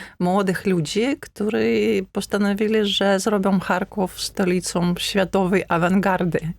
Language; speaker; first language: Polish; non-native, fluent; Ukrainian